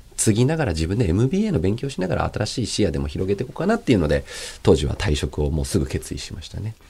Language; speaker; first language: Japanese; early bilingual, other home language; Chinese